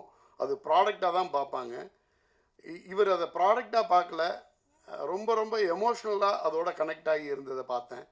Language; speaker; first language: Tamil; native; Tamil